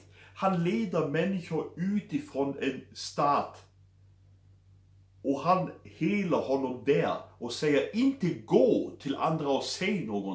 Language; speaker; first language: Swedish; non-native, fluent; German